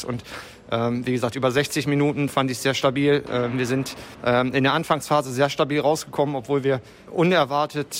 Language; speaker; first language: German; native; German